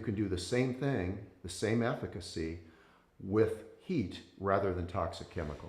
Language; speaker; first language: English; native; English